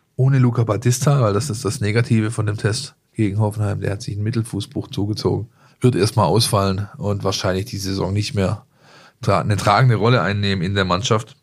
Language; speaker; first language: German; native; German